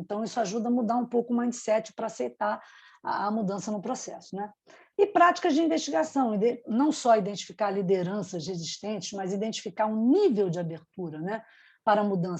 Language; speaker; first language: Portuguese; native; Portuguese